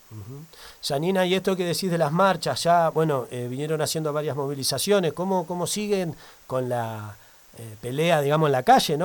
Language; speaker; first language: Spanish; native; Spanish